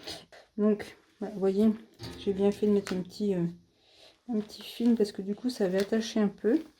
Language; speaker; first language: French; native; French